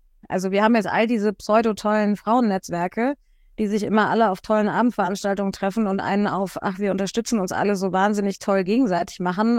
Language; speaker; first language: German; native; German